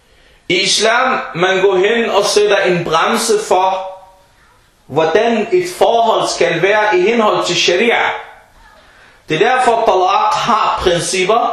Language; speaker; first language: Danish; early bilingual, other home language; Arabic